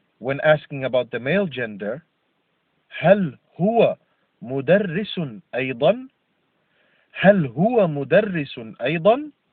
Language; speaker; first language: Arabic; non-native, fluent; English